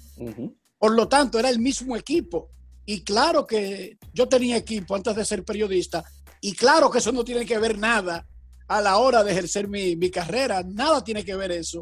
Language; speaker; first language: Spanish; native; Spanish